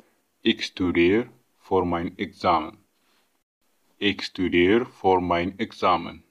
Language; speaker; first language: Dutch; non-native, fluent; Tigrinya